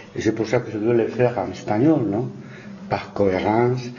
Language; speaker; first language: French; non-native, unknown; Spanish